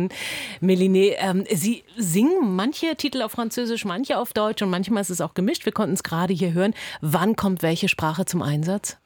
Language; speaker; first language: German; native; German